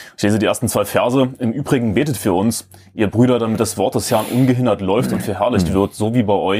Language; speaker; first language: German; native; German